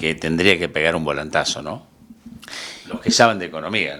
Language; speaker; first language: Spanish; native; Spanish